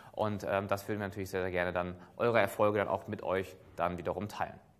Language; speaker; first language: German; native; German